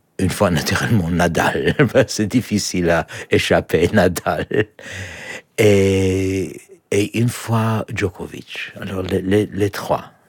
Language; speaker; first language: French; non-native, fluent; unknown